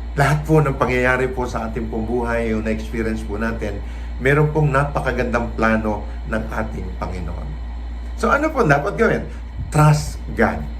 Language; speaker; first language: Filipino; non-native, local second language; Cebuano